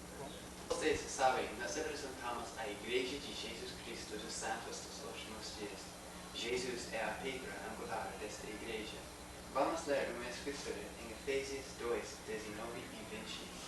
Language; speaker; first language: Portuguese; non-native, learner; English